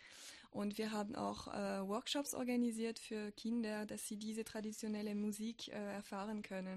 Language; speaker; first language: German; non-native, fluent; French